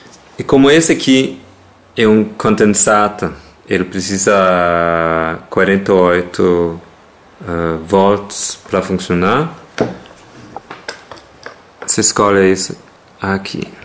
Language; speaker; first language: Portuguese; non-native, fluent; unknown